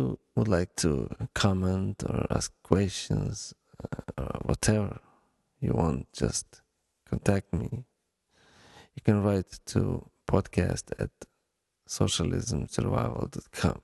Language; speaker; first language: English; non-native, fluent; Ukrainian